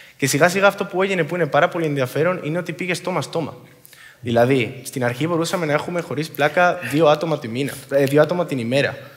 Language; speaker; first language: Greek; non-native, fluent; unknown